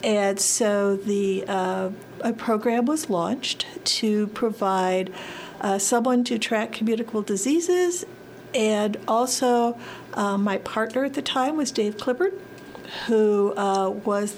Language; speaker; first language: English; native; English